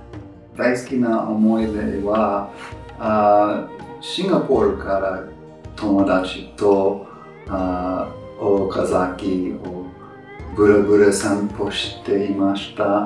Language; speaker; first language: Japanese; non-native, learner; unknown